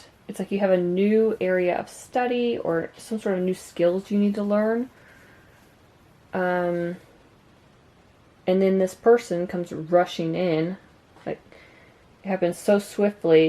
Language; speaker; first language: English; native; English